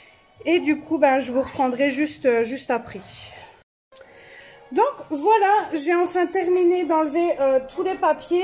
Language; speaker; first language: French; native; French